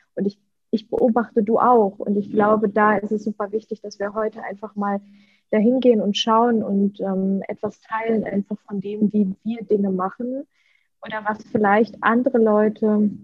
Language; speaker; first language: German; early bilingual, other home language; Russian